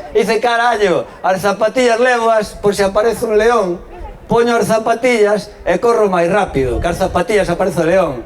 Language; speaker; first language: Galician; non-native, local second language; Spanish